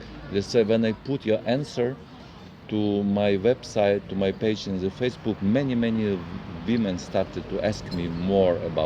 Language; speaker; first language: English; non-native, learner; Russian